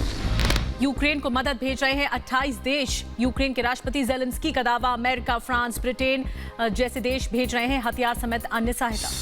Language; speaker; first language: Hindi; native; Hindi